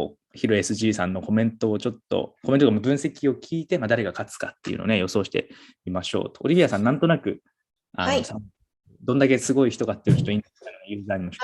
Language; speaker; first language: Japanese; native; Japanese